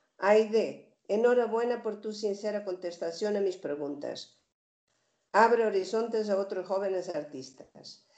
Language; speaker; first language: Spanish; native; Spanish